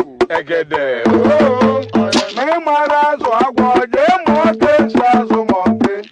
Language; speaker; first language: Igbo; native; Igbo